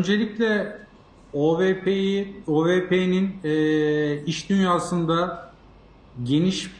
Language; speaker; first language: Turkish; native; Turkish